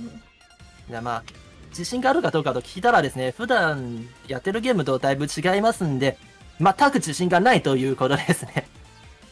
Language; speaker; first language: Japanese; native; Japanese